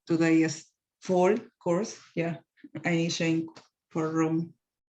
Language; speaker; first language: English; non-native, learner; Spanish